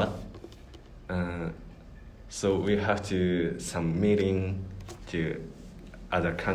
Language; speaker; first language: English; non-native, learner; Japanese